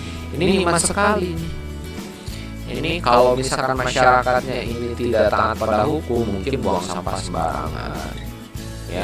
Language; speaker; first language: Indonesian; native; Indonesian